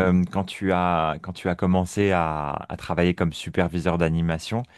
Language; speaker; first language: French; native; French